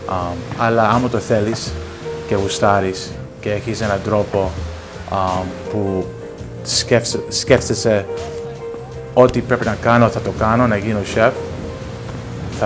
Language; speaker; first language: Greek; early bilingual, heritage; Greek